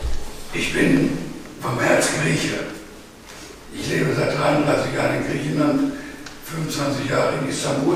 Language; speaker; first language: German; non-native, fluent; Greek